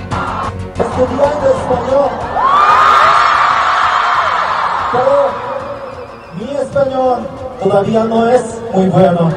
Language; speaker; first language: Spanish; non-native, learner; Korean